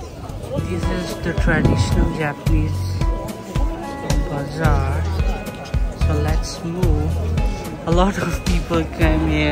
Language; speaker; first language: English; non-native, local second language; Urdu